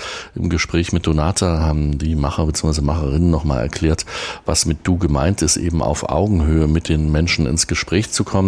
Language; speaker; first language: German; native; German